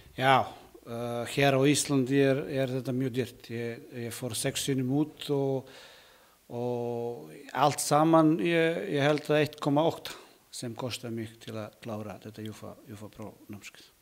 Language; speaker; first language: Icelandic; non-native, learner; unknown